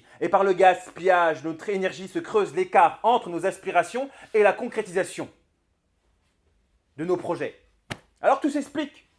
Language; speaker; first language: French; native; French